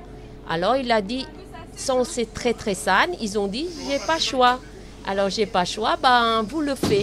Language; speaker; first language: French; non-native, learner; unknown